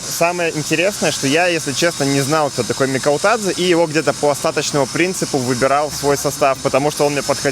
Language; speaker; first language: Russian; native; Russian